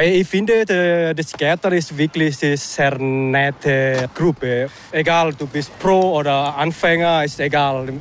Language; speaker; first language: German; non-native, learner; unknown